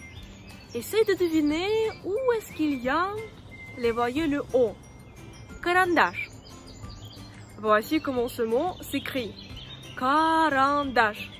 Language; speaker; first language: French; non-native, fluent; Russian